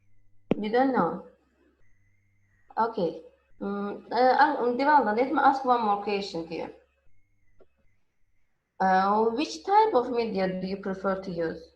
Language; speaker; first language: English; non-native, fluent; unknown